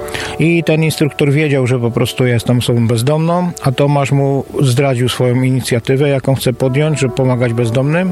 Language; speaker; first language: Polish; native; Polish